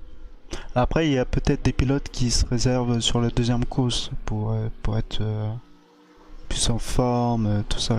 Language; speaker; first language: French; native; French